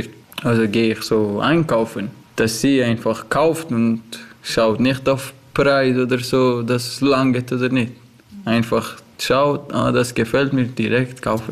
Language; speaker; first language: German; non-native, learner; Persian